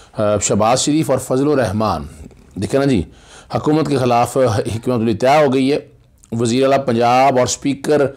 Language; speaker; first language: Urdu; non-native, local second language; Punjabi